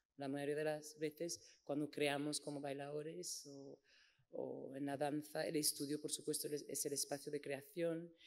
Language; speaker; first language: Spanish; non-native, fluent; English